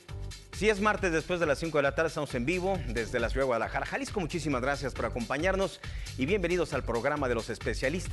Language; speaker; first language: Spanish; native; Spanish